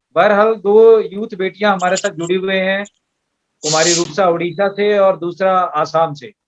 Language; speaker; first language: Hindi; native; Hindi